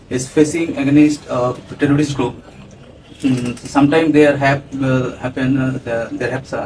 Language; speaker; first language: English; non-native, local second language; Bangla